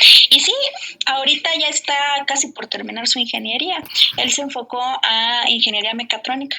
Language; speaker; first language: Spanish; native; Spanish